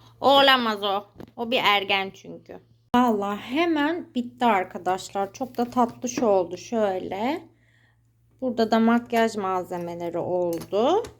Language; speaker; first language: Turkish; native; Turkish